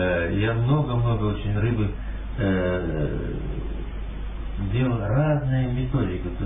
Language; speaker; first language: Russian; non-native, fluent; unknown